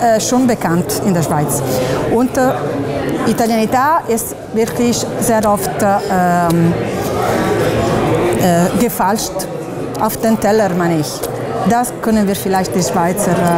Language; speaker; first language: German; non-native, fluent; Italian